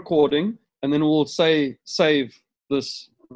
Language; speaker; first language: English; native; English